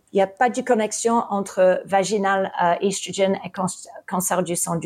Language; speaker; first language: French; early bilingual, heritage; English